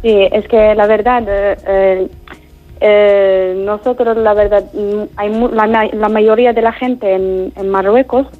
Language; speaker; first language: Spanish; non-native, fluent; Arabic